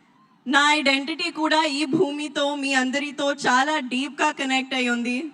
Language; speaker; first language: Telugu; non-native, learner; Hindi